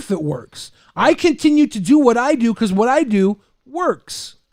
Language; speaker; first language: English; native; English